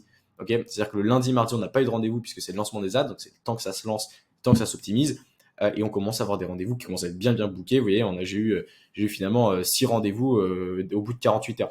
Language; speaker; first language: French; native; French